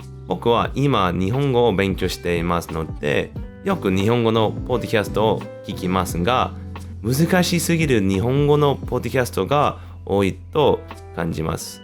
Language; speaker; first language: Japanese; non-native, learner; English